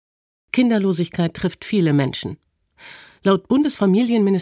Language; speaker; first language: German; native; German